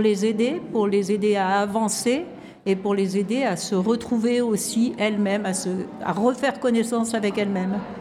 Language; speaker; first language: French; native; French